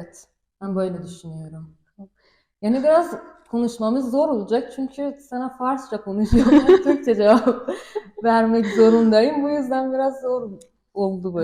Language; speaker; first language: Turkish; non-native, learner; Persian